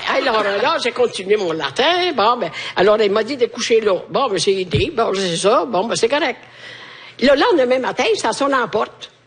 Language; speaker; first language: French; non-native, fluent; Italian